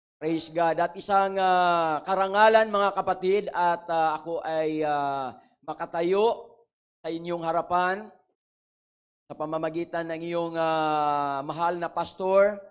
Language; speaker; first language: Filipino; non-native, local second language; Waray